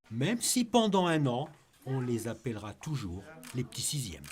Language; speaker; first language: French; native; French